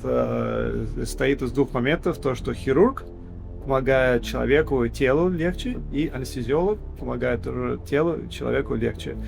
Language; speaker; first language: Russian; early bilingual, heritage; English